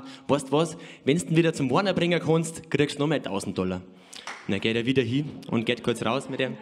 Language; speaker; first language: German; native; German